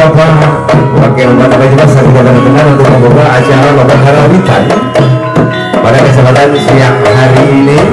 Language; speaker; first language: Indonesian; non-native, local second language; Javanese